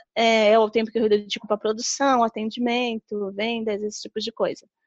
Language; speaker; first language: Portuguese; native; Portuguese